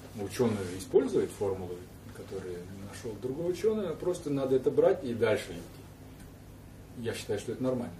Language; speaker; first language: Russian; non-native, local second language; Kazakh